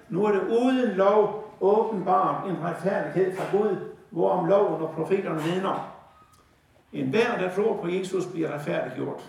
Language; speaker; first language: Danish; native; Danish